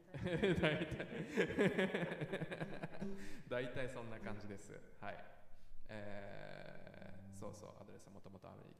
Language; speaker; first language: Japanese; native; Japanese